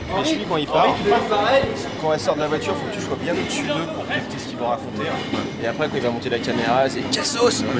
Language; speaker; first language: French; native; French